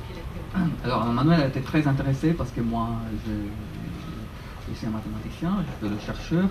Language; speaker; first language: French; non-native, fluent; Italian